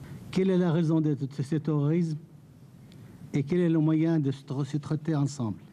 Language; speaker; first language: French; non-native, fluent; Arabic